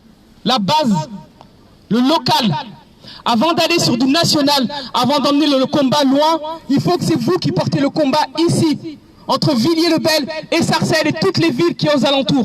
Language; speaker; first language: French; native; French